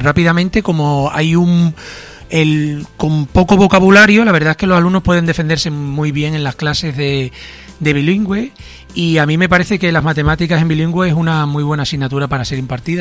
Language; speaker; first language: Spanish; native; Spanish